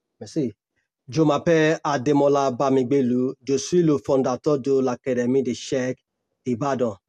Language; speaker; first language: French; non-native, learner; Yoruba